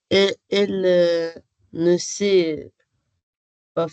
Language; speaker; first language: French; non-native, learner; Arabic